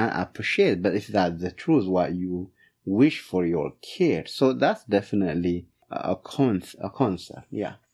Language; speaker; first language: English; non-native, fluent; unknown